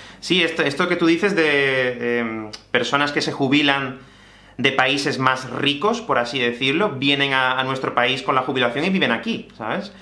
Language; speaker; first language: Spanish; native; Spanish